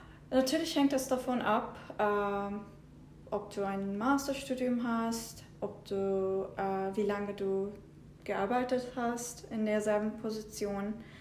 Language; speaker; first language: German; non-native, fluent; Turkish